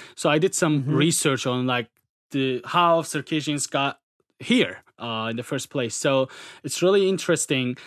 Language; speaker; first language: English; non-native, fluent; Adyghe